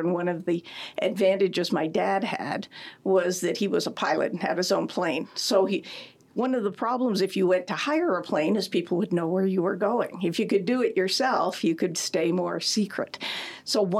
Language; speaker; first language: English; native; English